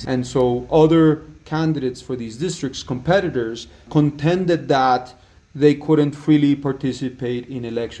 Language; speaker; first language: English; non-native, fluent; Spanish